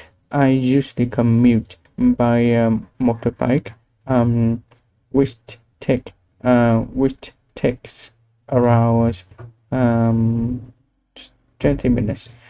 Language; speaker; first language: English; non-native, learner; Vietnamese